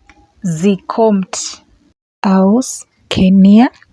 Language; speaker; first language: German; non-native, learner; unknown